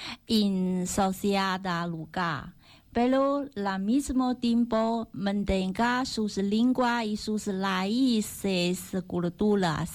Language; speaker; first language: Spanish; non-native, learner; Chinese